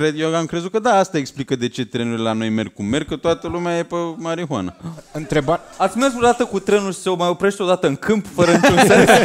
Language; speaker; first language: Romanian; native; Romanian